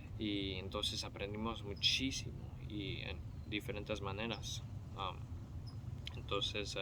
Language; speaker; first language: Spanish; early bilingual, heritage; Spanish